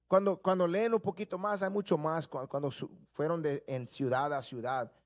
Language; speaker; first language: Spanish; early bilingual, heritage; Spanish